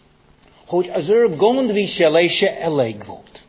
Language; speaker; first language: Hungarian; non-native, fluent; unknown